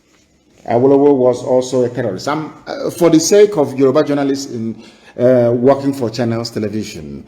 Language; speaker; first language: English; non-native, local second language; Igbo